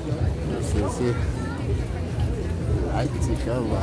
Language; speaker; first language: German; non-native, learner; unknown